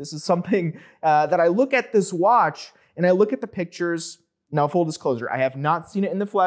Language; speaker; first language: English; native; English